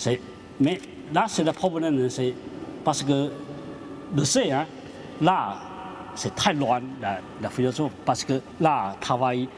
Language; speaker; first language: French; non-native, learner; Chinese